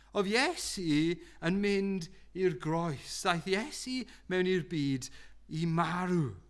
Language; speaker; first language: Welsh; non-native, local second language; English